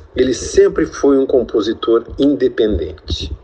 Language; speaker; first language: Portuguese; native; Portuguese